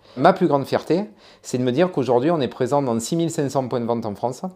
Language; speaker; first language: French; native; French